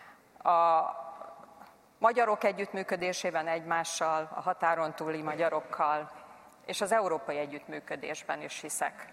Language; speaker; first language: Hungarian; native; Hungarian